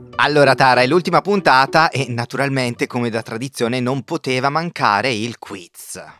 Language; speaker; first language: Italian; native; Italian